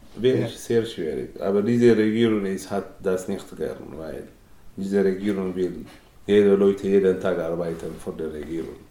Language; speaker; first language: German; non-native, learner; Tigrinya